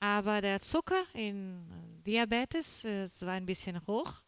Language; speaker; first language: German; non-native, learner; Portuguese